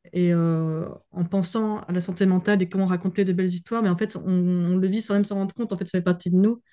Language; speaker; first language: French; native; French